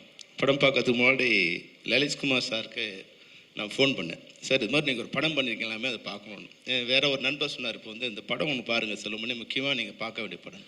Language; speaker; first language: Tamil; native; Tamil